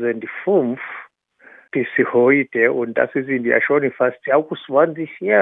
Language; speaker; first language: German; non-native, fluent; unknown